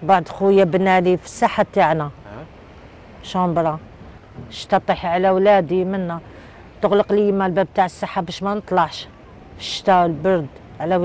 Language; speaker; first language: Arabic; native; Arabic